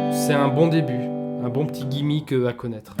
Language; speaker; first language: French; native; French